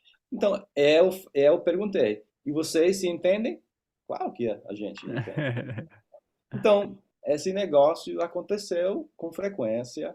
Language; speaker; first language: Portuguese; non-native, fluent; English